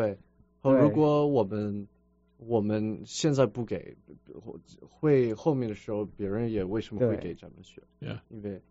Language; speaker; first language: Chinese; early bilingual, heritage; Chinese